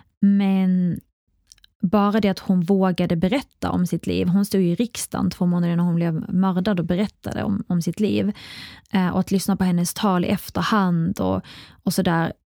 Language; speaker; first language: Swedish; early bilingual, other home language; Arabic